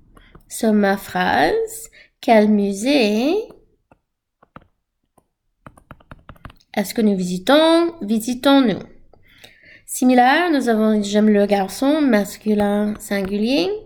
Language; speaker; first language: French; non-native, fluent; English